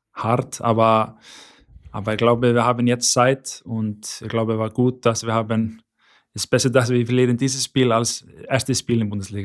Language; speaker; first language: German; non-native, learner; Icelandic